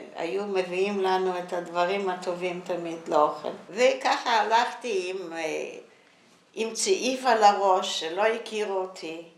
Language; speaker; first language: Hebrew; non-native, fluent; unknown